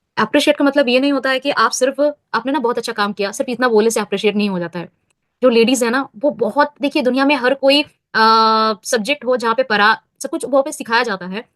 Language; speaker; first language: Hindi; non-native, local second language; Bangla